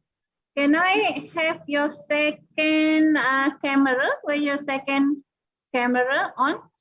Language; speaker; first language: English; non-native, local second language; Malay